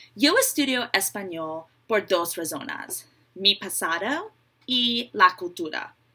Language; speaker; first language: Spanish; non-native, learner; English